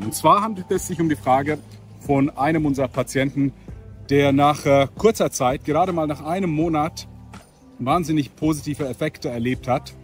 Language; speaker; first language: German; native; German